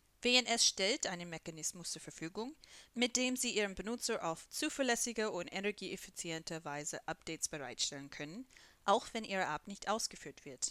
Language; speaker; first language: German; non-native, fluent; English